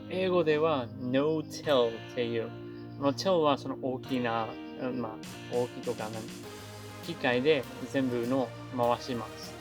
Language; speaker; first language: Japanese; non-native, learner; English